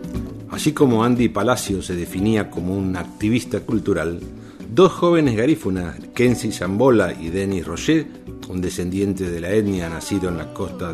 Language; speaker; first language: Spanish; native; Spanish